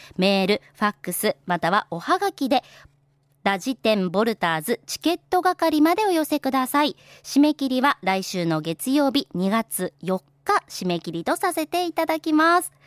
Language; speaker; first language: Japanese; native; Japanese